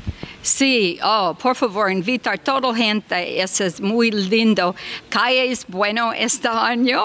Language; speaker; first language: Spanish; non-native, learner; English